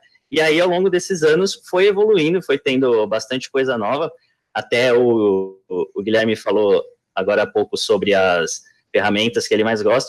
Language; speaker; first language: Portuguese; native; Portuguese